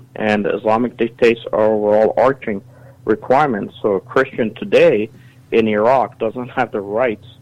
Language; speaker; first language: English; early bilingual, other home language; Assyrian Neo-Aramaic